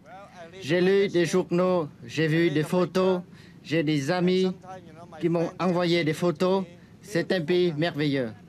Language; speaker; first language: French; non-native, fluent; Vietnamese